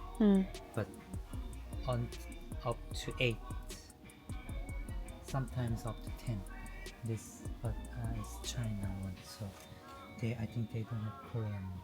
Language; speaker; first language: English; non-native, learner; Korean